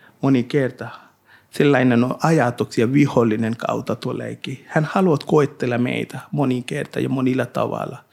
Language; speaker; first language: Finnish; non-native, learner; Hindi